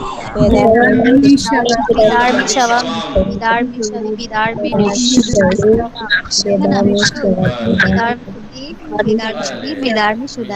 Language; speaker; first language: Persian; non-native, learner; Urdu